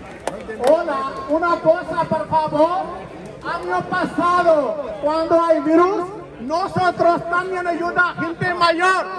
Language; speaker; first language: Spanish; non-native, learner; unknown